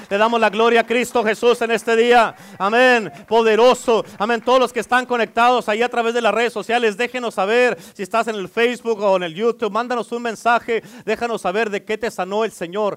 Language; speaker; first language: Spanish; native; Spanish